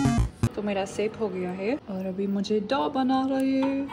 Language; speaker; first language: Hindi; non-native, learner; German